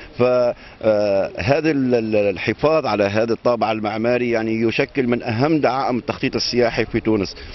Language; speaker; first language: Arabic; native; Arabic